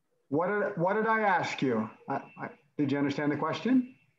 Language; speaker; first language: English; native; English